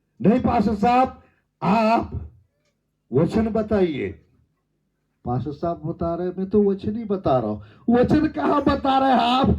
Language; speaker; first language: Hindi; non-native, local second language; Telugu